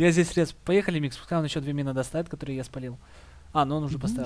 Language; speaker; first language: Russian; native; Russian